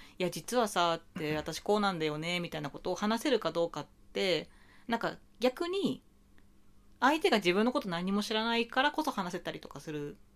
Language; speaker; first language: Japanese; native; Japanese